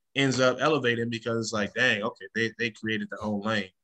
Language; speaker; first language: English; native; English